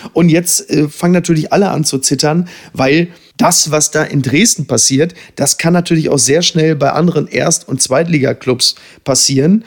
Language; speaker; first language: German; native; German